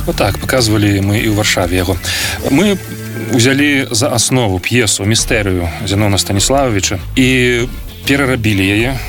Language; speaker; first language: Belarusian; non-native, local second language; Russian